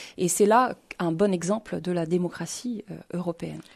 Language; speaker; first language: French; native; French